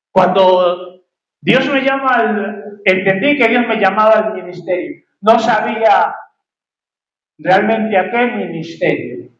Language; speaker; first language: Spanish; native; Spanish